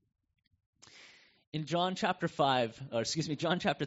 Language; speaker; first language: English; native; English